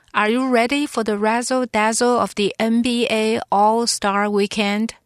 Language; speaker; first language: English; non-native, fluent; Chinese